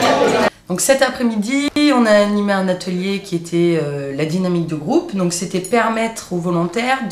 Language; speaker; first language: French; native; French